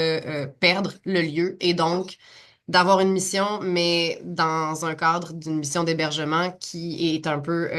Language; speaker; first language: French; native; French